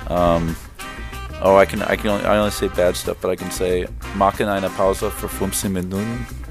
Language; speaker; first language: German; non-native, learner; English